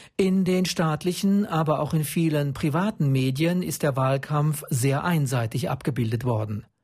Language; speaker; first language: German; native; German